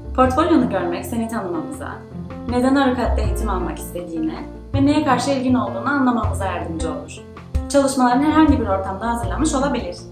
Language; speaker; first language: Turkish; native; Turkish